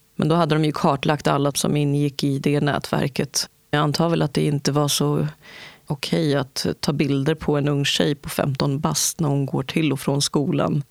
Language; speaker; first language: Swedish; early bilingual, other home language; Kurdish